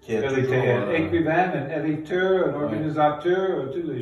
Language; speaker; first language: French; non-native, fluent; English